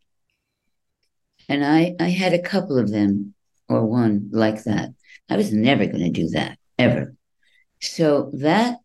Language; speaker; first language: English; native; English